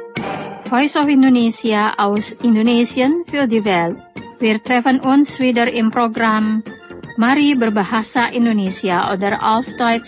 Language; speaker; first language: German; non-native, fluent; Indonesian